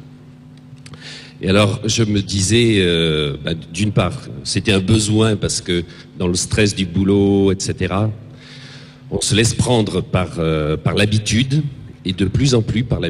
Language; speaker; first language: French; native; French